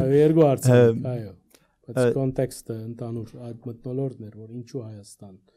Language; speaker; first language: Armenian; early bilingual, heritage; Armenian